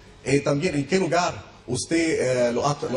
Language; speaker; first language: Spanish; non-native, fluent; Arabic